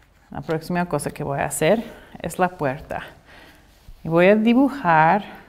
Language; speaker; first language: Spanish; non-native, fluent; English